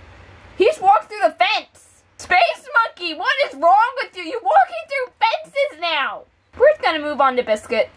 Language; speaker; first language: English; native; English